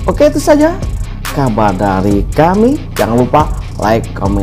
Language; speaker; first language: Indonesian; native; Indonesian